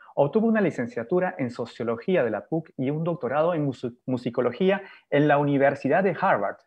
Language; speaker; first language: Spanish; native; Spanish